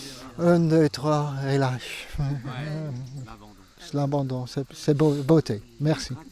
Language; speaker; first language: French; non-native, fluent; Dutch